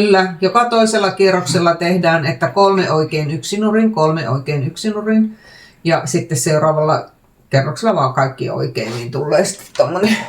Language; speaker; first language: Finnish; native; Finnish